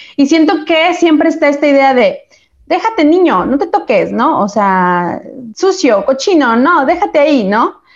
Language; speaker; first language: Spanish; native; Spanish